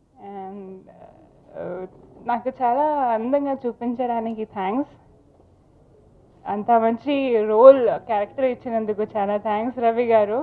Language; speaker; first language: Telugu; non-native, fluent; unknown